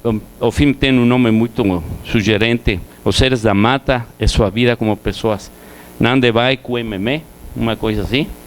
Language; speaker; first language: Portuguese; non-native, learner; Spanish